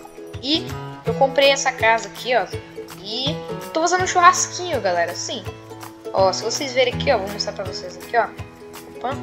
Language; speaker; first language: Portuguese; native; Portuguese